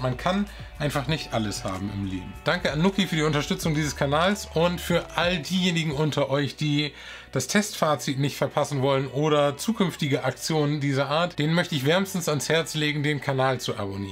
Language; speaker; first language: German; native; German